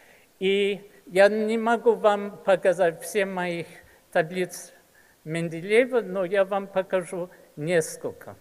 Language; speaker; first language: Russian; early bilingual, heritage; English